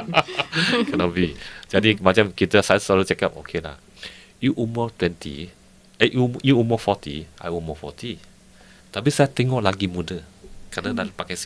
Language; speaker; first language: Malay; non-native, local second language; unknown